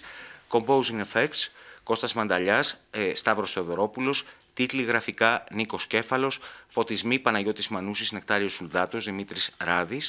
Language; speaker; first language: Greek; native; Greek